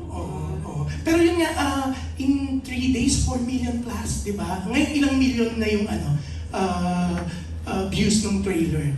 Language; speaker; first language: Filipino; native; Filipino